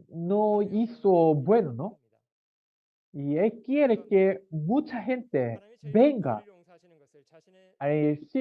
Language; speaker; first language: Spanish; non-native, learner; Korean